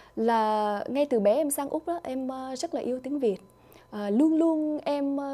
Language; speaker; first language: Vietnamese; early bilingual, other home language; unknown